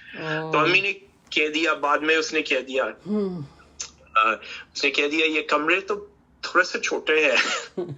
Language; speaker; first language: Hindi; early bilingual, heritage; Hindi